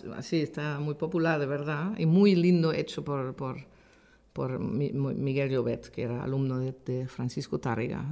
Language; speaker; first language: Spanish; non-native, fluent; German